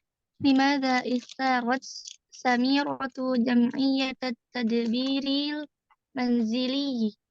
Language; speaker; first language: Arabic; non-native, learner; Indonesian